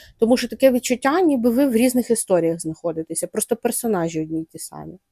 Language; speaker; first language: Ukrainian; non-native, local second language; Russian